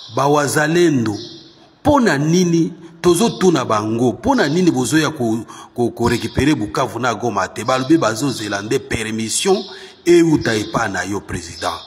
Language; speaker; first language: Lingala; non-native, local second language; Swahili